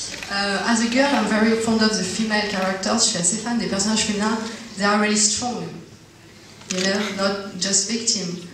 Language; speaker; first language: English; non-native, fluent; French